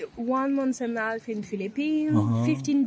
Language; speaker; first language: English; non-native, learner; French